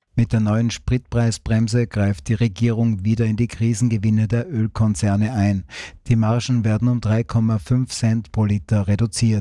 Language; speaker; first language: German; native; German